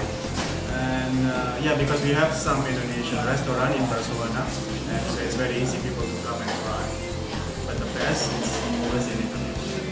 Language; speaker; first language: English; non-native, learner; Indonesian